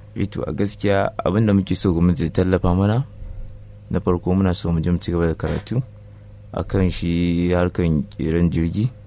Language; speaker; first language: Hausa; native; Hausa